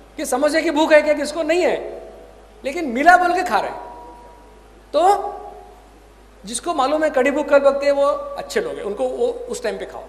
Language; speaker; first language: Hindi; non-native, local second language; Marathi